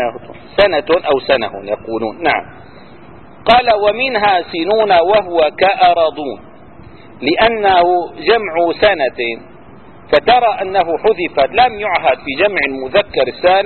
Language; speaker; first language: Arabic; native; Arabic